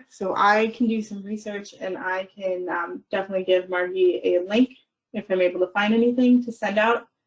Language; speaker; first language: English; native; English